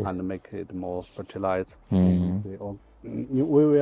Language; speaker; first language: English; non-native, learner; Chinese